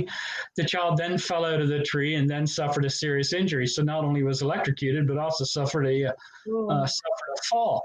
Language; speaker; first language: English; native; English